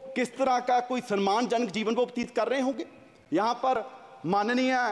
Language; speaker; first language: Hindi; native; Hindi